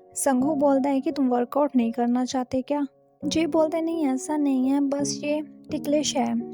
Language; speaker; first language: Hindi; native; Hindi